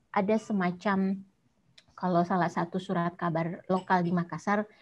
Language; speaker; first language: Indonesian; native; Indonesian